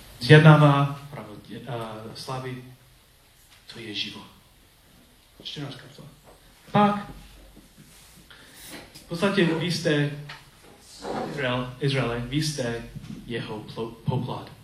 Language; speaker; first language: Czech; non-native, learner; English